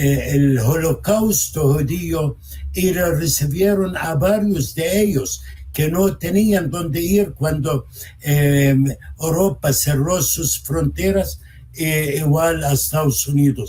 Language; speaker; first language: Spanish; non-native, fluent; Arabic